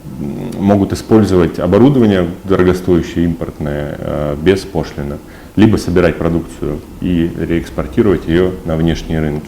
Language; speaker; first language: Russian; native; Russian